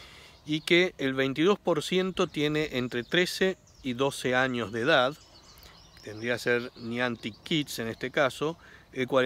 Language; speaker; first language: Spanish; native; Spanish